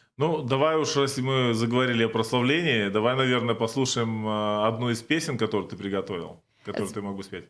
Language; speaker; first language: Russian; native; Russian